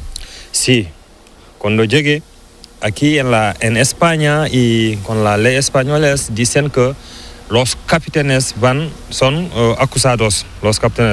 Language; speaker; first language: Spanish; non-native, learner; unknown